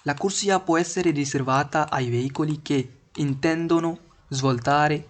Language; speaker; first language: Italian; non-native, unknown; Hindi